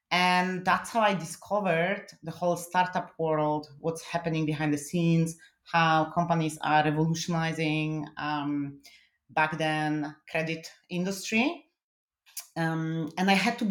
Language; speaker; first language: English; non-native, fluent; Polish